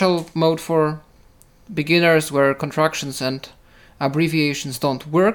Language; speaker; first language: English; non-native, fluent; Polish